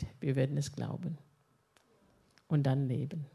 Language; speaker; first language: German; non-native, fluent; English